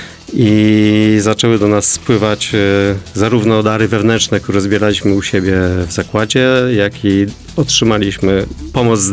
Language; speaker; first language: Polish; native; Polish